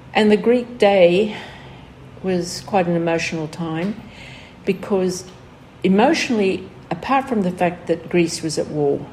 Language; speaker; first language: English; early bilingual, other home language; Greek